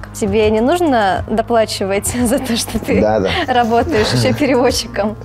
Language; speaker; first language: Russian; native; Russian